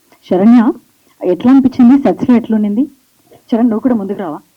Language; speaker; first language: Telugu; native; Telugu